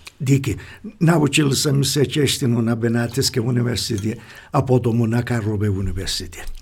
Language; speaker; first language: Czech; non-native, fluent; Italian